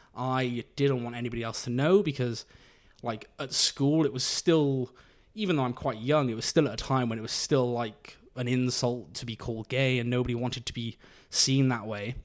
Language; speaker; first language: English; native; English